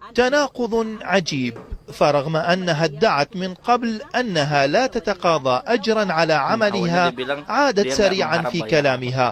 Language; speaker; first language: Arabic; native; Arabic